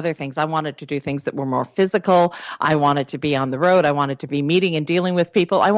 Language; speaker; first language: English; native; English